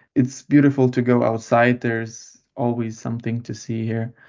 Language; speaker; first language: English; non-native, fluent; Lithuanian